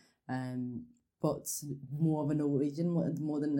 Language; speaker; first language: English; non-native, fluent; Norwegian